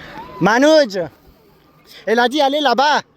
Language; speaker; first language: French; non-native, learner; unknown